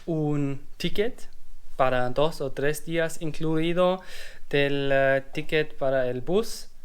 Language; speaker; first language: Spanish; non-native, learner; German